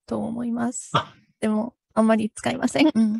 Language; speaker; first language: Japanese; non-native, fluent; English